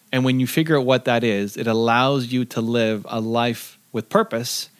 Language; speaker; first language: English; native; English